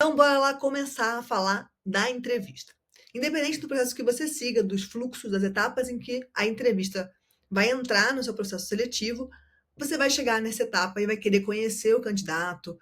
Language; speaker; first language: Portuguese; native; Portuguese